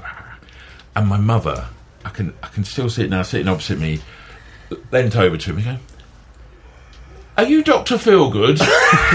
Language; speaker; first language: English; native; English